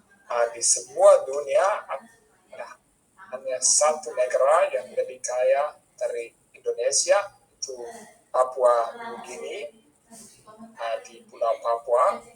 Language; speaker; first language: Indonesian; non-native, fluent; English